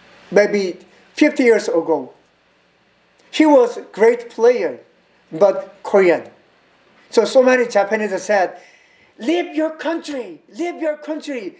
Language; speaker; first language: English; non-native, learner; Korean